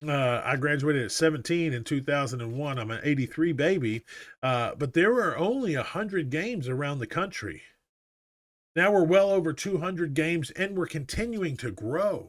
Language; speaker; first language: English; native; English